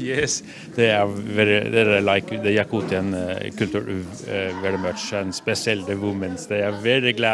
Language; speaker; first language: English; non-native, learner; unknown